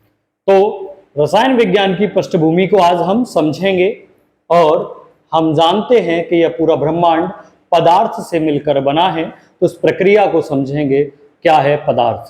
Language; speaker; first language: Hindi; native; Hindi